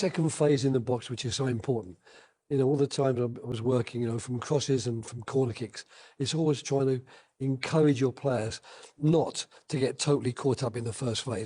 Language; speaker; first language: English; native; English